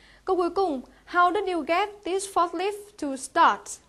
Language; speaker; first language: English; non-native, fluent; Vietnamese